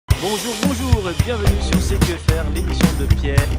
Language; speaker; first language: French; native; French